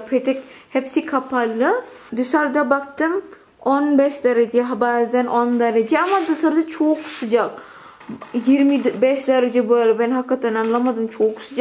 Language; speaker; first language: Turkish; non-native, learner; Indonesian